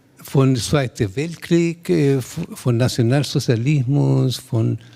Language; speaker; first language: German; non-native, learner; Spanish